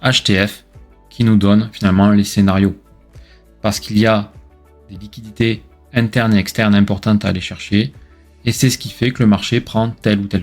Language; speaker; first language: French; native; French